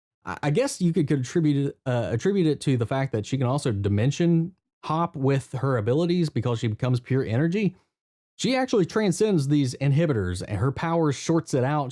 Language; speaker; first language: English; native; English